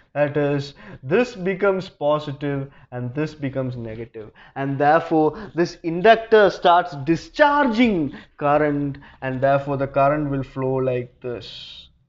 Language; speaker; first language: English; non-native, local second language; Malayalam